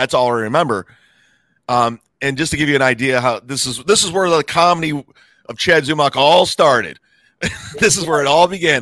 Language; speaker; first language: English; native; English